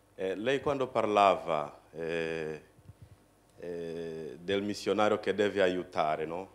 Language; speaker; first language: Italian; non-native, fluent; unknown